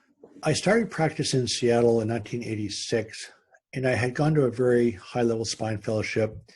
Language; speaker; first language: English; native; English